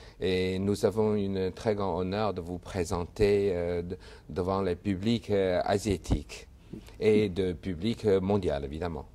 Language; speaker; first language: French; non-native, fluent; Chinese